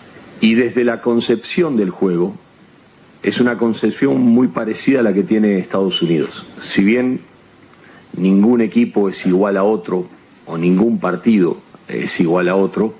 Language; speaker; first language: Spanish; native; Spanish